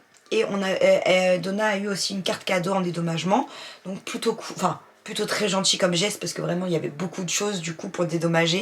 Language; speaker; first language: French; native; French